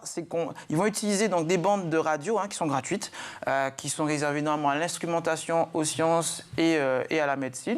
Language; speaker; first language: French; native; French